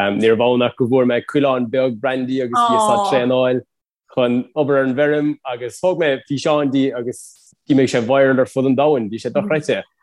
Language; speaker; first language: Irish; native; Irish